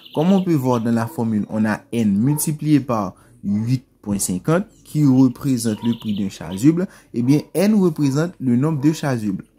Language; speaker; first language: French; non-native, local second language; Haitian Creole